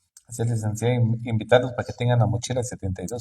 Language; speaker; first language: Spanish; native; Spanish